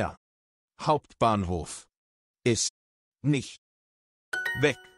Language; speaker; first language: German; non-native, learner; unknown